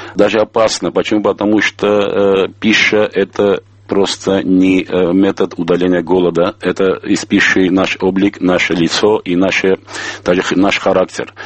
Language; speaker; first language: Russian; non-native, local second language; Armenian